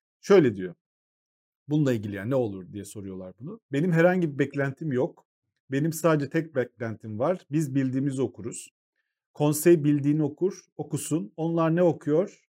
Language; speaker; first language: Turkish; native; Turkish